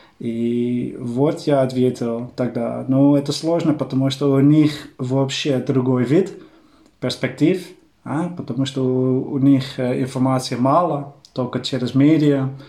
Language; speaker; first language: Russian; non-native, fluent; Dutch